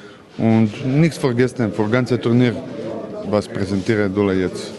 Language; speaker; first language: German; non-native, learner; Croatian